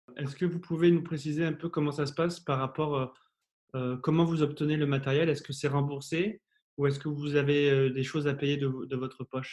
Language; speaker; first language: French; native; French